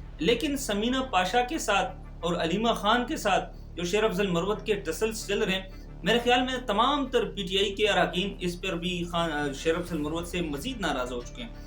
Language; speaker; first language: Urdu; non-native, local second language; Pashto